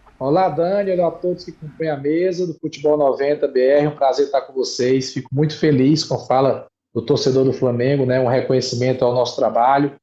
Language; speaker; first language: Portuguese; native; Portuguese